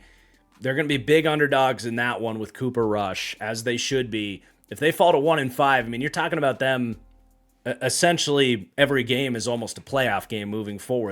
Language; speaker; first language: English; native; English